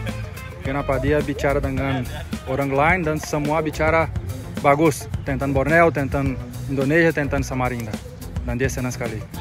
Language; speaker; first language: Indonesian; non-native, learner; Spanish